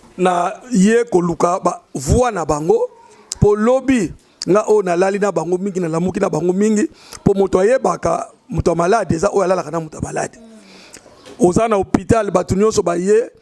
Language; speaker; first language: Lingala; native; Lingala